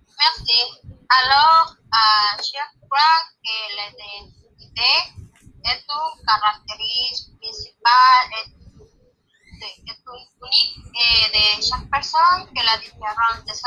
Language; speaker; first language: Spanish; non-native, learner; French